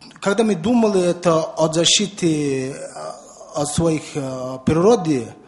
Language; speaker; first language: Russian; non-native, learner; Mongolian